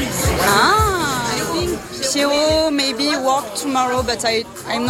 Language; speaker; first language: English; non-native, learner; French